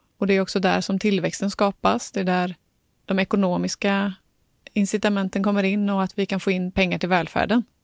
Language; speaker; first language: Swedish; native; Swedish